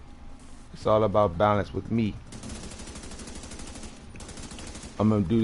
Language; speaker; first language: English; native; English